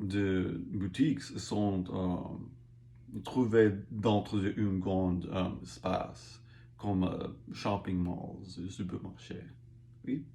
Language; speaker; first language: French; non-native, learner; English